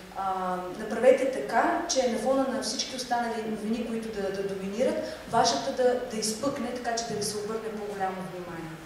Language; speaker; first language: Bulgarian; native; Bulgarian